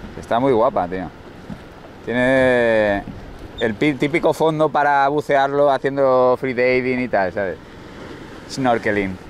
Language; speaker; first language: Spanish; native; Spanish